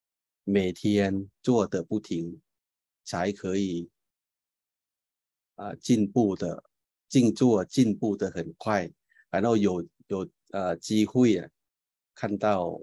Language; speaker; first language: Chinese; non-native, fluent; Thai